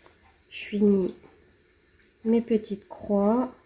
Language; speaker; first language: French; native; French